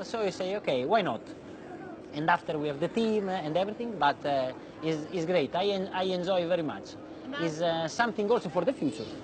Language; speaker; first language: English; non-native, learner; Italian